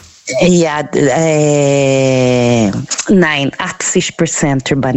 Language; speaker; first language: German; non-native, learner; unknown